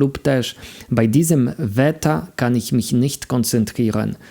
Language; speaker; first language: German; non-native, fluent; Polish